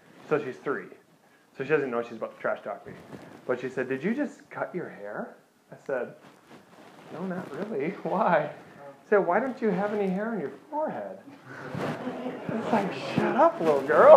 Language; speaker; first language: English; native; English